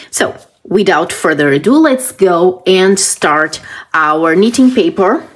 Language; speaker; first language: English; non-native, fluent; Portuguese